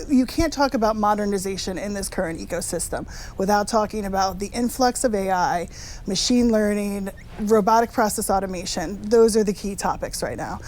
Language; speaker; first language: English; native; English